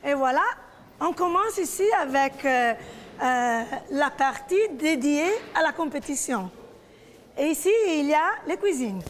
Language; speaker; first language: French; non-native, fluent; Italian